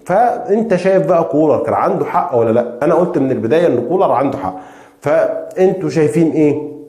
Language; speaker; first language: Arabic; native; Arabic